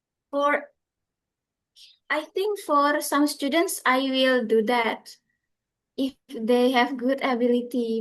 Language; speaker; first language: English; non-native, fluent; Indonesian